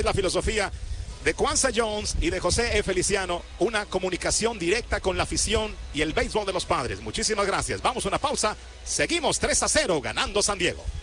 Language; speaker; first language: Spanish; native; Spanish